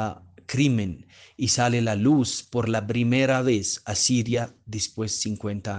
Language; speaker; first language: Spanish; non-native, fluent; Arabic